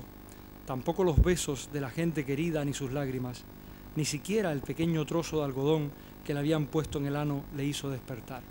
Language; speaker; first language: Spanish; native; Spanish